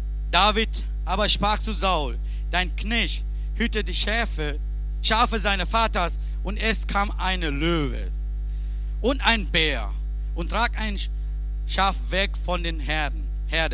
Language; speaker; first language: German; non-native, learner; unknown